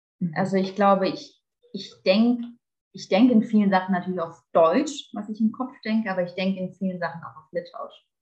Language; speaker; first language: German; native; German